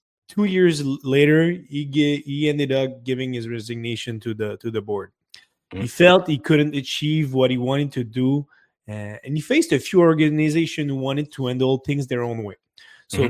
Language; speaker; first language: English; non-native, fluent; French